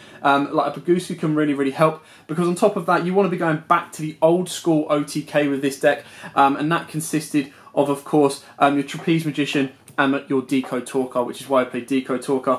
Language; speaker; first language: English; native; English